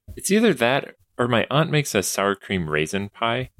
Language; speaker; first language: English; native; English